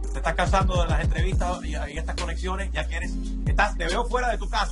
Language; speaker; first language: Spanish; early bilingual, heritage; Spanish